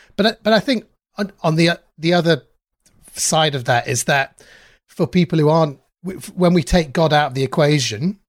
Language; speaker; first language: English; native; English